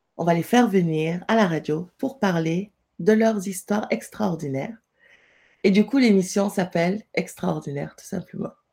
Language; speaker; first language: French; non-native, local second language; Wolof